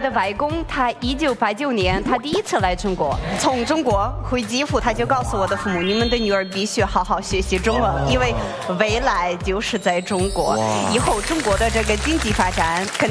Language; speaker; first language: Chinese; non-native, fluent; Ukrainian